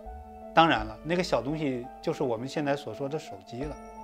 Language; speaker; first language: Chinese; native; Chinese